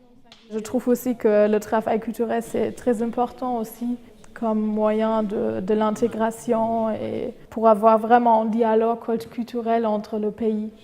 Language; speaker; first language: French; non-native, fluent; German